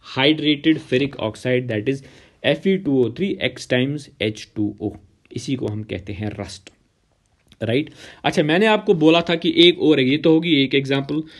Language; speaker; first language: Hindi; non-native, local second language; Kashmiri